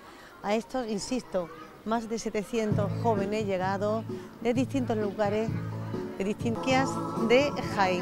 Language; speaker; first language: Spanish; native; Spanish